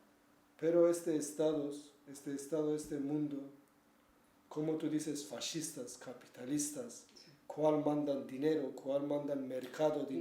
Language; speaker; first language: Spanish; non-native, learner; Kurdish